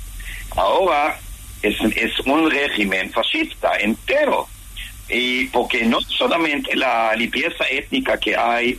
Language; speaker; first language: Spanish; non-native, fluent; Hebrew